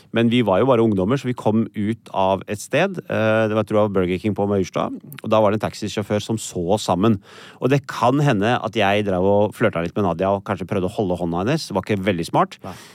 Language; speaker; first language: Norwegian; early bilingual, other home language; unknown